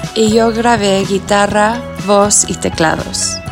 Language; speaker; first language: Spanish; early bilingual, heritage; Spanish